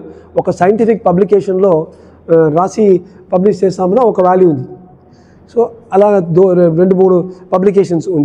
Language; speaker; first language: Telugu; non-native, learner; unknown